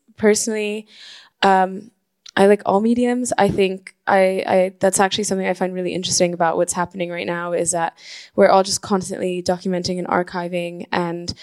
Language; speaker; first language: English; non-native, fluent; Spanish